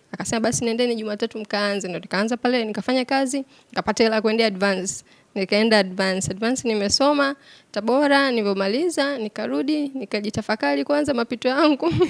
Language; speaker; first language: Swahili; native; Swahili